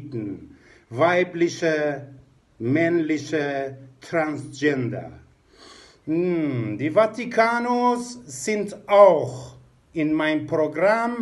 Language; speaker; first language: German; non-native, fluent; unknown